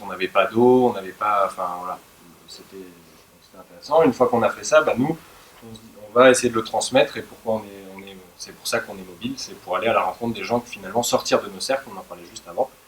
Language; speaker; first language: French; native; French